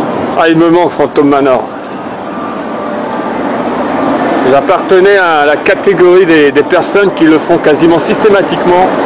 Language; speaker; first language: French; native; French